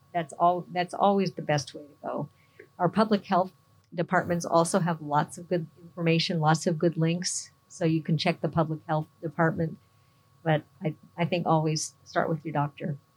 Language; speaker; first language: English; native; English